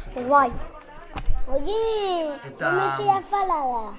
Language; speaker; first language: Basque; non-native, local second language; Spanish